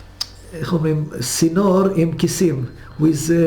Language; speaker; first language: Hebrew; early bilingual, other home language; Hungarian